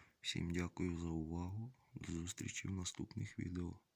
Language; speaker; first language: Ukrainian; native; Ukrainian